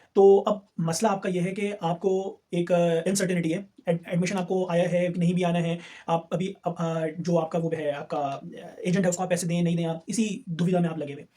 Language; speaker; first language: Urdu; native; Urdu